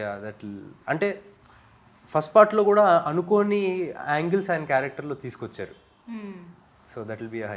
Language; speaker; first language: Telugu; native; Telugu